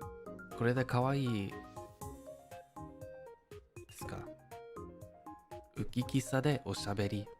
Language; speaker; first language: Japanese; non-native, learner; English